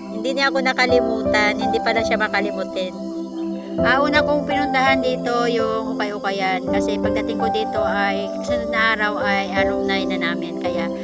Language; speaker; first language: Filipino; non-native, local second language; Hiligaynon